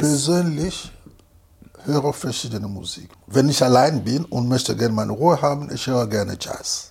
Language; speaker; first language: German; non-native, fluent; Lingala